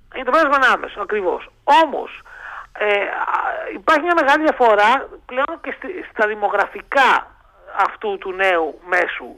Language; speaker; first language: Greek; native; Greek